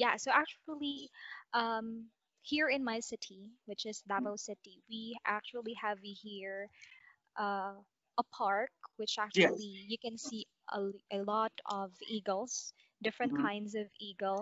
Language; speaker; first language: English; non-native, local second language; Cebuano